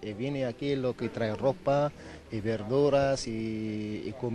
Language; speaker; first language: Spanish; non-native, learner; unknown